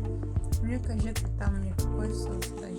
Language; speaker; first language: Russian; non-native, learner; English